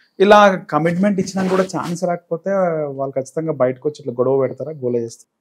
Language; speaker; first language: Telugu; native; Telugu